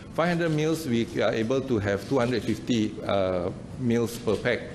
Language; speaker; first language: English; non-native, local second language; Malay